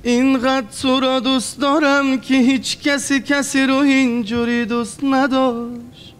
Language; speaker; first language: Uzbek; native; Uzbek